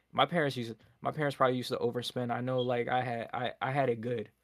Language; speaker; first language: English; native; English